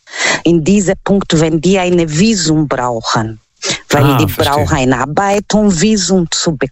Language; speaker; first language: German; non-native, fluent; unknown